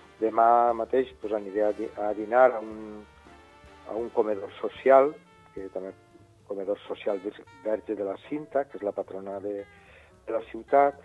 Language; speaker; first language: Catalan; native; Catalan